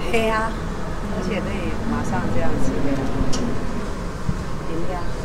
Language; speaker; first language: Chinese; native; Chinese